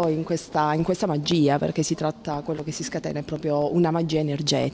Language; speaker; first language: Italian; native; Italian